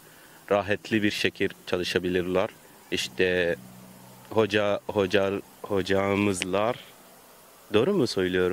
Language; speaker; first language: Turkish; non-native, learner; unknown